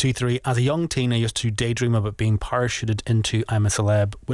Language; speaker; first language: English; native; English